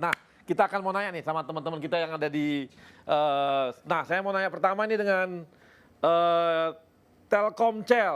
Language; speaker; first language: Indonesian; native; Indonesian